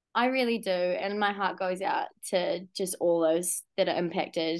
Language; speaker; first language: English; native; English